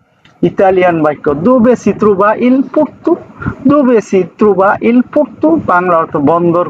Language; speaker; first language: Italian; non-native, learner; Bangla